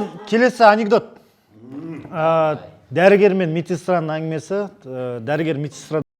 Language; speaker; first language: Kazakh; native; Kazakh